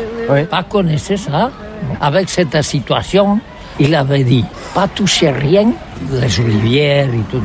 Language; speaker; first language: French; non-native, learner; Catalan